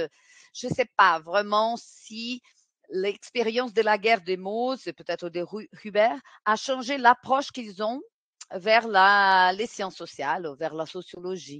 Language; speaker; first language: French; non-native, fluent; Portuguese